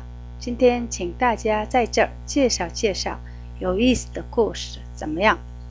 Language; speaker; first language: Chinese; non-native, fluent; Korean